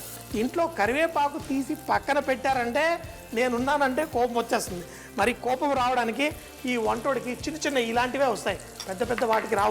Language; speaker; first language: Telugu; native; Telugu